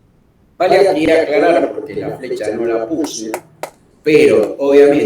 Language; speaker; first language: Spanish; native; Spanish